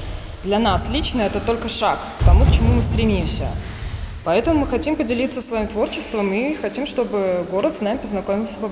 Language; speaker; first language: Russian; native; Russian